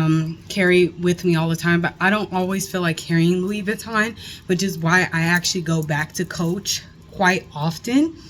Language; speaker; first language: English; native; English